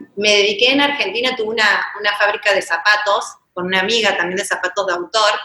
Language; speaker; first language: Spanish; native; Spanish